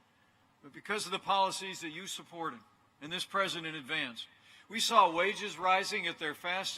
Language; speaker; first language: English; native; English